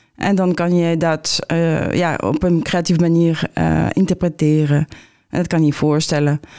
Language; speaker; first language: Dutch; non-native, fluent; French